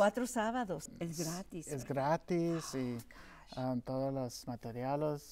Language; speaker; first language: Spanish; non-native, local second language; English